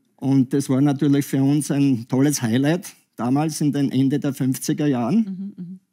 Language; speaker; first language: German; native; German